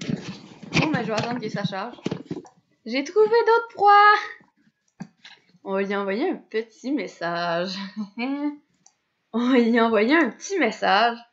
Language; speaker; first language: French; native; French